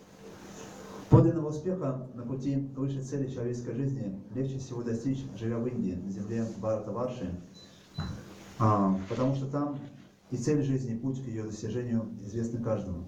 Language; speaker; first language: Russian; native; Russian